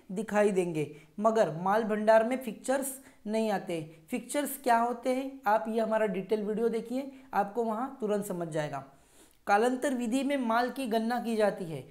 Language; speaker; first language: Hindi; non-native, local second language; Marathi